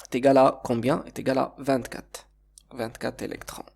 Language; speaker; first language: French; non-native, local second language; Arabic